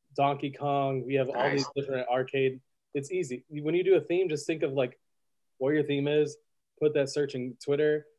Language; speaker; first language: English; native; English